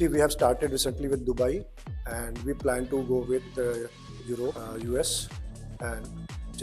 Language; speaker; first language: English; non-native, local second language; Hindi